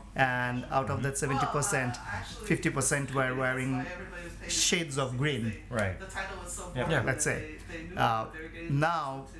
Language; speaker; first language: English; non-native, local second language; Bangla